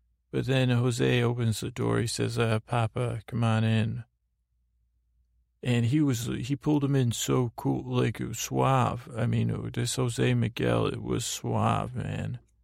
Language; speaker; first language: English; native; English